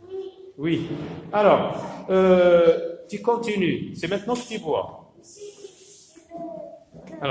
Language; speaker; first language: French; non-native, local second language; Arabic